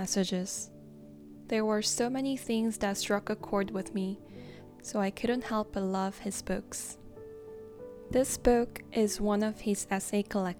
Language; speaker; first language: English; non-native, fluent; Korean